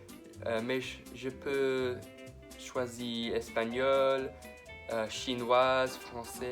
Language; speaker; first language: French; non-native, learner; English